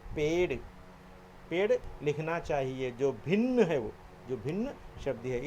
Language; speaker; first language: Hindi; non-native, local second language; Telugu